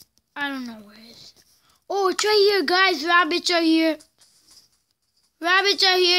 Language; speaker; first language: English; native; English